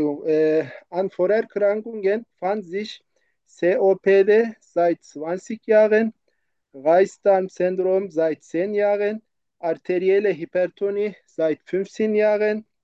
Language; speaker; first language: German; non-native, learner; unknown